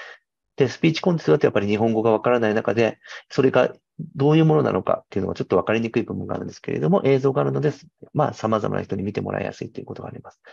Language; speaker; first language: Japanese; native; Japanese